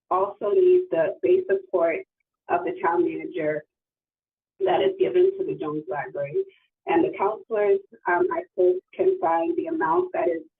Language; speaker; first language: English; native; English